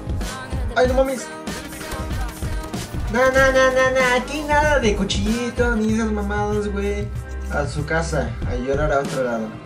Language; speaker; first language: Spanish; native; Spanish